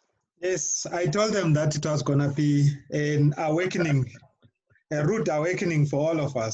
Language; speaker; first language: English; non-native, local second language; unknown